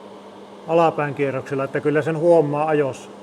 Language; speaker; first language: Finnish; native; Finnish